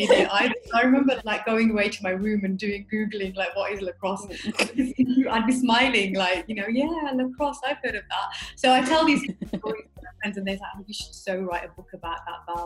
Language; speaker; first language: English; native; English